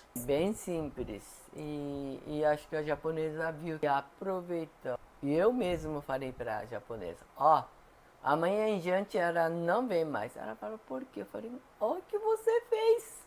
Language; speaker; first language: Portuguese; non-native, fluent; Japanese